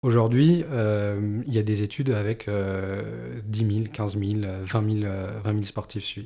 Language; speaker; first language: French; native; French